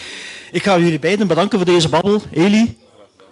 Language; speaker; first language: Dutch; native; Dutch